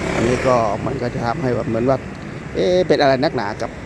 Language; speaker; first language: Thai; native; Thai